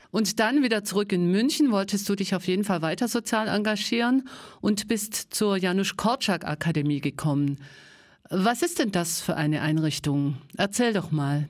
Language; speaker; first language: German; native; German